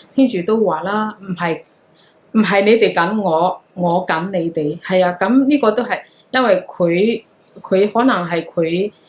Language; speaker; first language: Cantonese; non-native, fluent; Hakha Chin